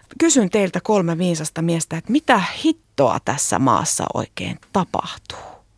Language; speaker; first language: Finnish; native; Finnish